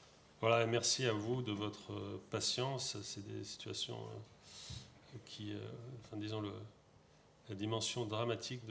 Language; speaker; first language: French; native; French